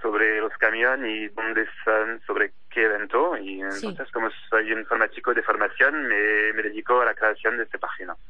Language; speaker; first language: Spanish; non-native, fluent; French